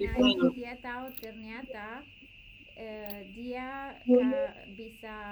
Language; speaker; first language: Indonesian; non-native, learner; English